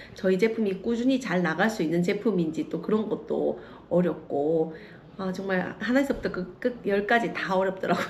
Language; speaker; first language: Korean; native; Korean